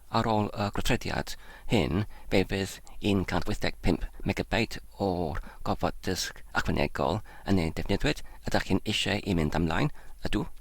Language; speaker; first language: Welsh; non-native, fluent; German